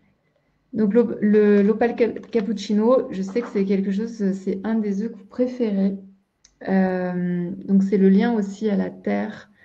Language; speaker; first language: French; native; French